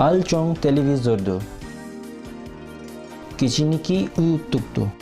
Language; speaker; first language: Kyrgyz; non-native, learner; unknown